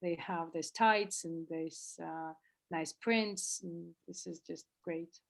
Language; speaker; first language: English; non-native, fluent; Georgian